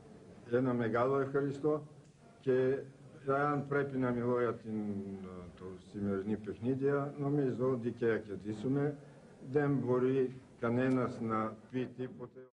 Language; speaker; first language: Greek; non-native, learner; Bulgarian